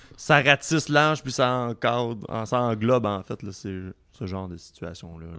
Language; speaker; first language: French; native; French